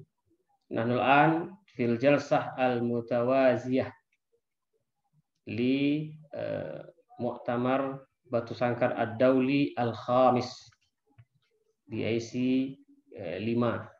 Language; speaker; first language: Arabic; non-native, fluent; Indonesian